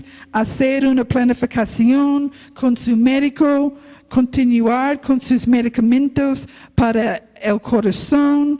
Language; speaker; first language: Spanish; non-native, learner; English